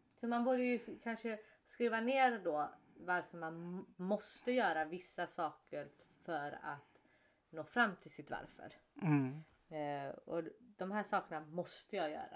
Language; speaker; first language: Swedish; native; Swedish